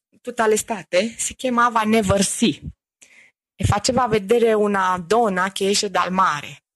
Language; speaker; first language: Italian; non-native, fluent; Romanian